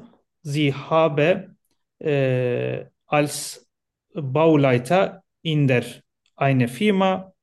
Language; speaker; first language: German; non-native, learner; Turkish